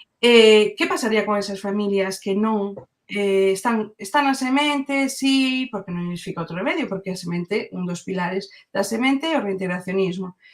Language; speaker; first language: Galician; non-native, local second language; Spanish